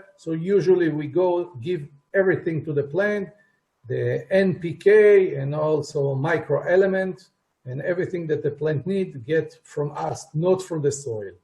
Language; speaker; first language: English; non-native, fluent; Hebrew